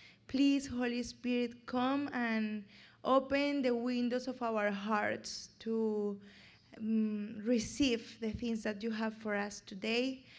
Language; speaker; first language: English; non-native, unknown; Spanish